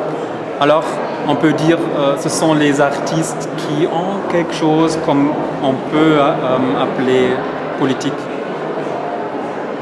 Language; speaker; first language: French; non-native, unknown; German